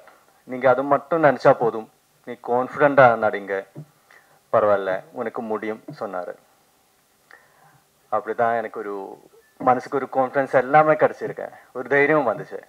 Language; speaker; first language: Tamil; non-native, learner; Malayalam